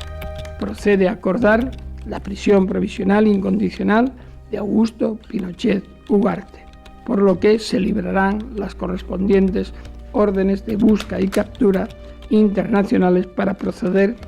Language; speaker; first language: Spanish; native; Spanish